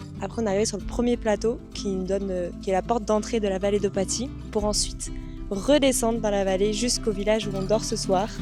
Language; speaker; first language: French; native; French